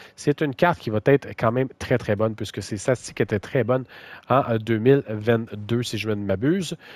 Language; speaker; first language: French; native; French